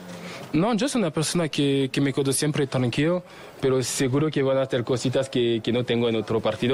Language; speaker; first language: Spanish; non-native, learner; French